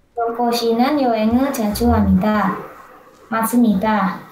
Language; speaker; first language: Korean; non-native, learner; Indonesian